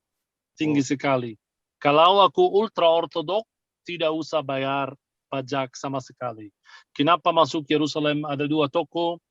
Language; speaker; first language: Indonesian; non-native, fluent; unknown